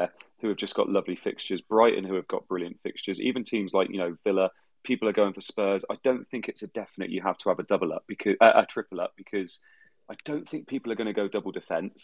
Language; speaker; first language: English; native; English